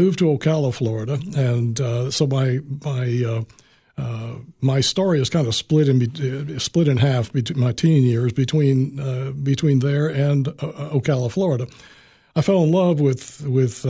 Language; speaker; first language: English; native; English